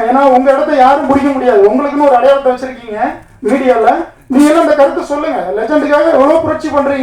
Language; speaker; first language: Tamil; native; Tamil